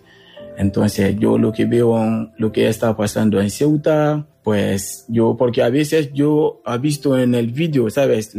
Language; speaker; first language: Spanish; non-native, learner; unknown